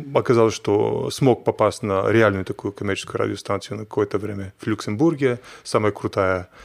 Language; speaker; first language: Russian; non-native, fluent; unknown